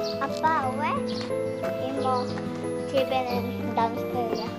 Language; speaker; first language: Korean; early bilingual, heritage; Korean